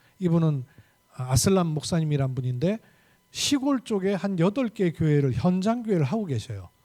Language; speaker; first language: Korean; native; Korean